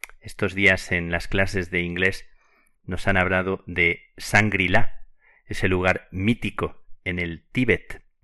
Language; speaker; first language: Spanish; native; Spanish